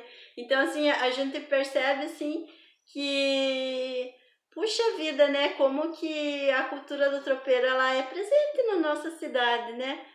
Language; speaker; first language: Portuguese; native; Portuguese